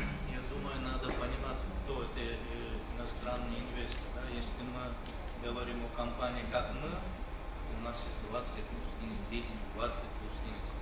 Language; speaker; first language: Russian; non-native, fluent; Turkish